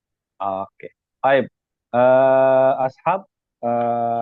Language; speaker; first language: Arabic; non-native, fluent; Indonesian